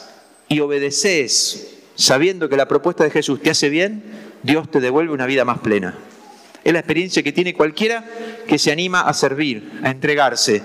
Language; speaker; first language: Spanish; native; Spanish